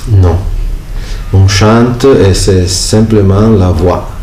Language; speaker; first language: French; non-native, local second language; Italian